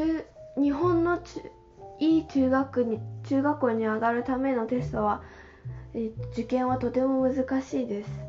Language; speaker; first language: Japanese; non-native, fluent; Chinese